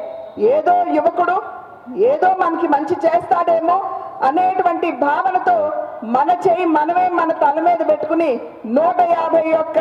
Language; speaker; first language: Telugu; native; Telugu